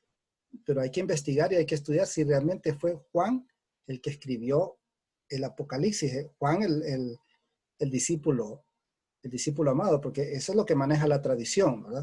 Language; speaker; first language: Spanish; native; Spanish